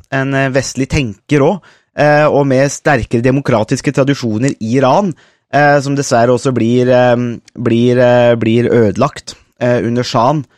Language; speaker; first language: Norwegian; native; Norwegian